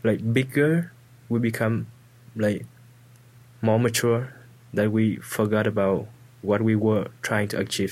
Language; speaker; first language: English; non-native, fluent; Vietnamese